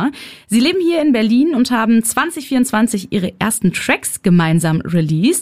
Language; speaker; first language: German; native; German